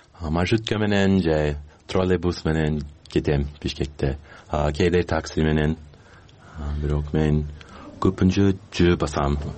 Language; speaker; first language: Kyrgyz; non-native, learner; English